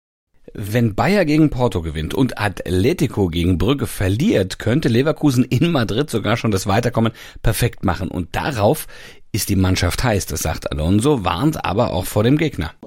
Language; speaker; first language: German; native; German